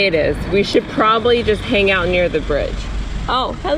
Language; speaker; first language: English; native; English